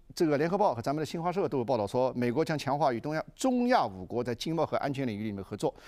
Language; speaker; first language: Chinese; native; Chinese